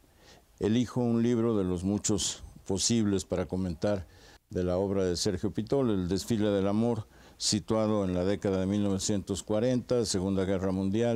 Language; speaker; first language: Spanish; native; Spanish